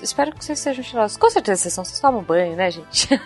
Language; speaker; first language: Portuguese; native; Portuguese